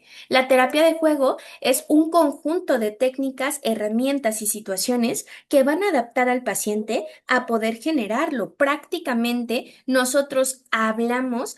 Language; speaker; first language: Spanish; native; Spanish